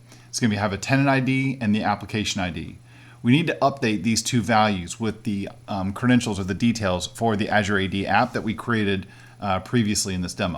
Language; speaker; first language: English; native; English